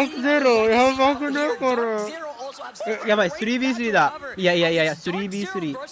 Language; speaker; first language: Japanese; non-native, learner; Filipino